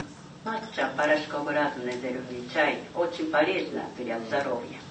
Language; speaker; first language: Russian; non-native, fluent; Japanese